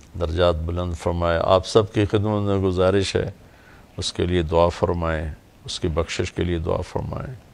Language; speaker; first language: Urdu; non-native, local second language; Punjabi